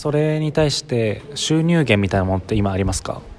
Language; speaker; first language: Japanese; native; Japanese